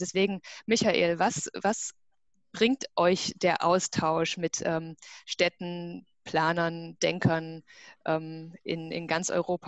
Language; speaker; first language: German; native; German